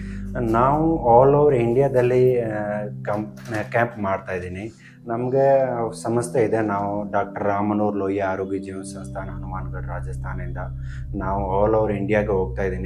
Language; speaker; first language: Kannada; non-native, local second language; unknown